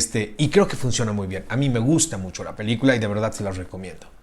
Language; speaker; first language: Spanish; native; Spanish